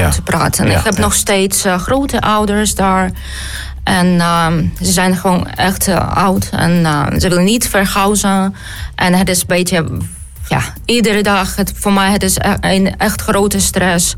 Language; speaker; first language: Dutch; non-native, learner; Ukrainian